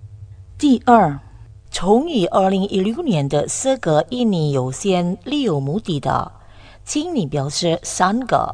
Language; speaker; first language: Chinese; non-native, fluent; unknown